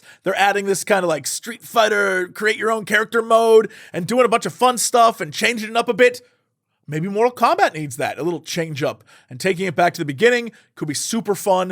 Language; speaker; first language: English; native; English